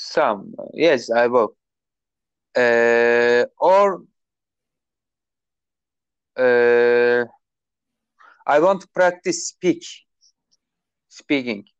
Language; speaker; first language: English; non-native, learner; Turkish